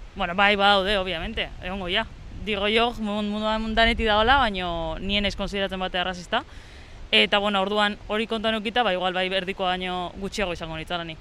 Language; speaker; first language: Basque; early bilingual, other home language; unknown